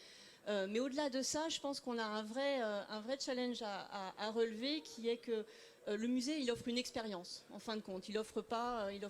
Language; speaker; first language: French; native; French